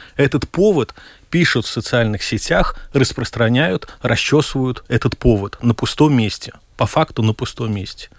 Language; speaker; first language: Russian; native; Russian